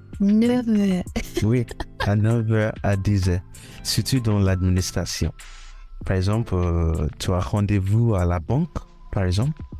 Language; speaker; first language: French; non-native, fluent; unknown